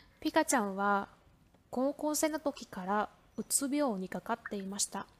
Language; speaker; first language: Japanese; non-native, fluent; Vietnamese